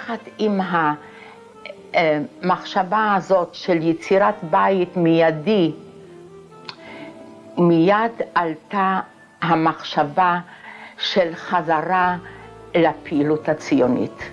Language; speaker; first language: Hebrew; non-native, fluent; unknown